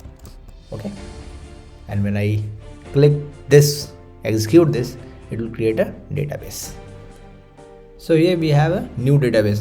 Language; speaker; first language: English; non-native, local second language; Hindi